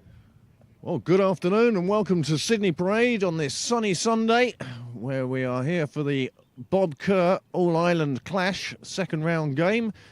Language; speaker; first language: English; native; English